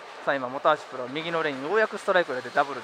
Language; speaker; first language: Japanese; native; Japanese